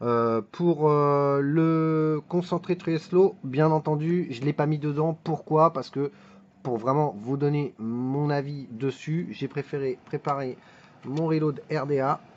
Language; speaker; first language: French; native; French